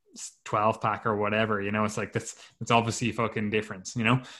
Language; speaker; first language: English; native; English